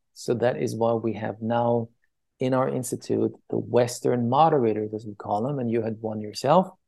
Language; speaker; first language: English; early bilingual, other home language; Persian